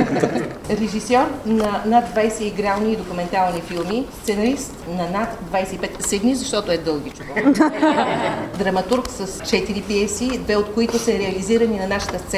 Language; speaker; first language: Bulgarian; native; Bulgarian